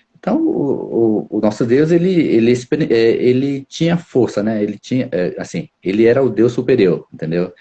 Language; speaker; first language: Portuguese; non-native, local second language; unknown